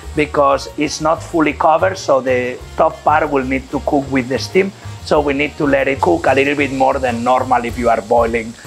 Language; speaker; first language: English; non-native, fluent; Catalan